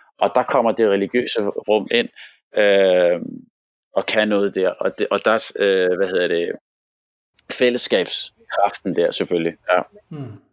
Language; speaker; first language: Danish; early bilingual, other home language; Arabic